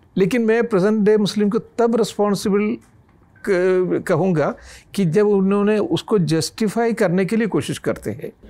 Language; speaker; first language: Hindi; non-native, local second language; Malayalam